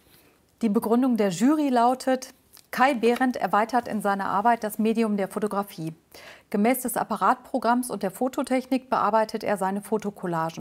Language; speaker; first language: German; native; German